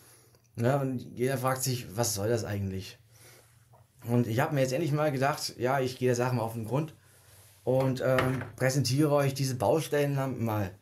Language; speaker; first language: German; native; German